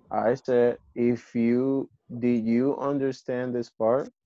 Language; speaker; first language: English; non-native, fluent; Spanish